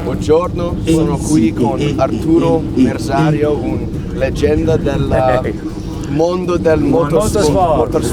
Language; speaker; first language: Italian; non-native, learner; English